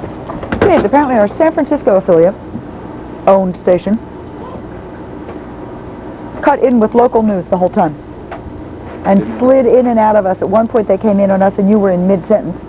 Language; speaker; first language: English; native; English